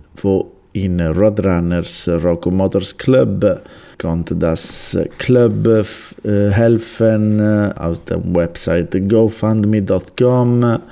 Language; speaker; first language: German; non-native, learner; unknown